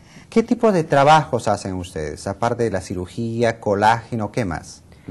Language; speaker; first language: Spanish; native; Spanish